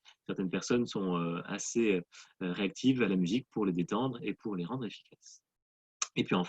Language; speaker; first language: French; native; French